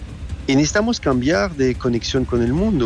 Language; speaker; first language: Spanish; non-native, fluent; French